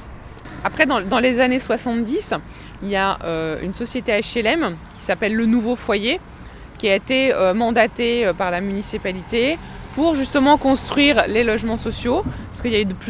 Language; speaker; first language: French; native; French